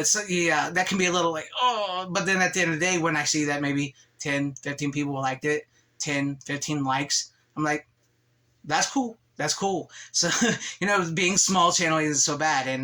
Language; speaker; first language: English; native; English